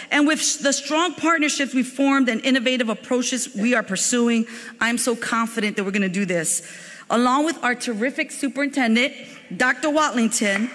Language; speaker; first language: English; native; English